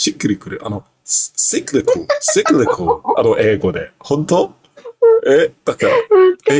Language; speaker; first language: Japanese; non-native, learner; English